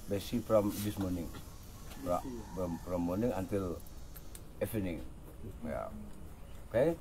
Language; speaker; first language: English; non-native, learner; Balinese